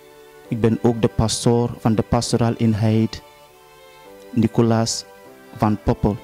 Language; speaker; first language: Dutch; non-native, fluent; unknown